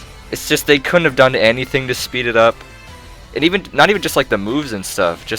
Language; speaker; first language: English; native; English